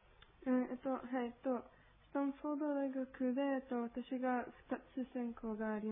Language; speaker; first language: Japanese; non-native, learner; Spanish